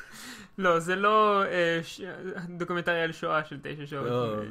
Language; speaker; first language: Hebrew; native; Hebrew